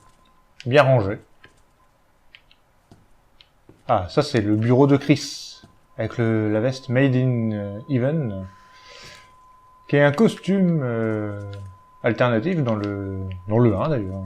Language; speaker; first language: French; native; French